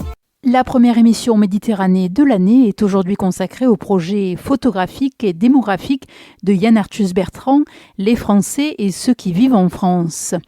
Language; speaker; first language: French; native; French